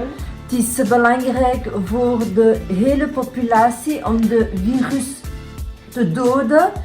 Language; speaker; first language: Dutch; non-native, local second language; French